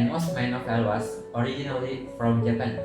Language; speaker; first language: English; non-native, fluent; Indonesian